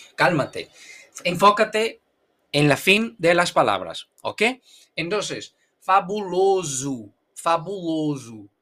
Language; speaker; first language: Spanish; non-native, fluent; Portuguese